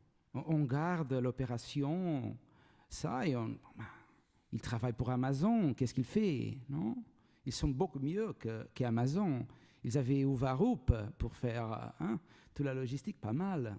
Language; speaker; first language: French; non-native, learner; Portuguese